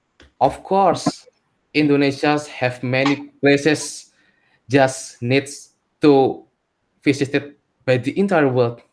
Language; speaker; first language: English; non-native, learner; Indonesian